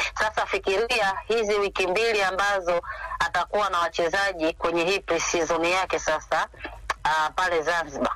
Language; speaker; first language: Swahili; non-native, local second language; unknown